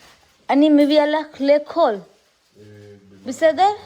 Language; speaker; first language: Hebrew; non-native, learner; Gujarati